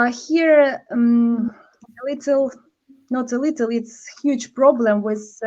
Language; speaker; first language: English; non-native, learner; Ukrainian